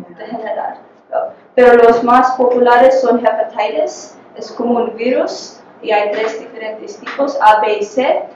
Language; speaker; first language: Spanish; non-native, fluent; English